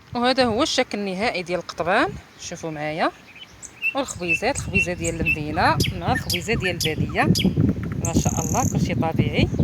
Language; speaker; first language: Arabic; native; Arabic